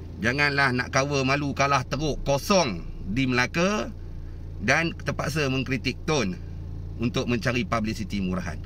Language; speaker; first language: Malay; native; Malay